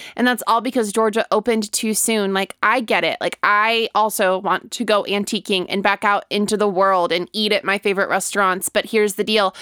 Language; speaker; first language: English; native; English